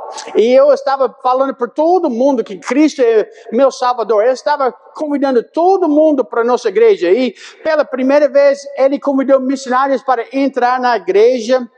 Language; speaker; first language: Portuguese; non-native, fluent; English